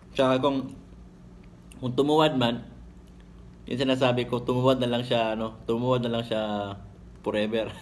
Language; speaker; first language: Filipino; non-native, local second language; Cebuano